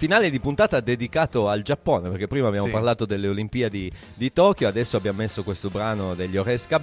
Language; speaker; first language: Italian; native; Italian